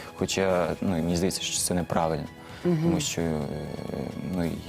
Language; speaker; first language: Ukrainian; native; Ukrainian